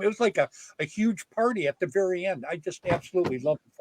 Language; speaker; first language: English; native; English